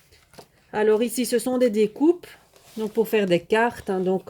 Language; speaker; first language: French; native; French